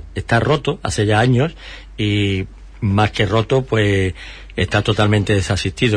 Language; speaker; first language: Spanish; native; Spanish